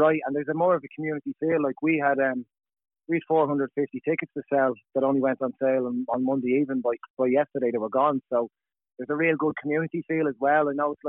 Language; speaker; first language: English; native; English